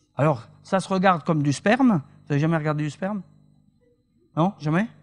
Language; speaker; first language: French; native; French